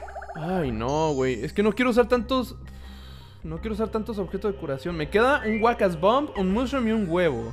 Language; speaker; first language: Spanish; native; Spanish